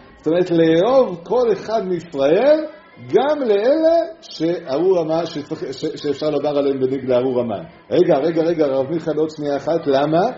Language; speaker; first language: Hebrew; non-native, fluent; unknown